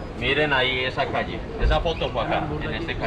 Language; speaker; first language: Spanish; non-native, learner; Turkish